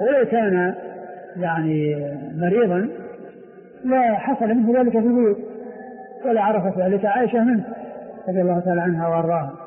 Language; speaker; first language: Arabic; native; Arabic